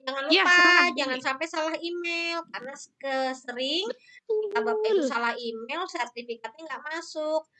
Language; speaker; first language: Indonesian; native; Indonesian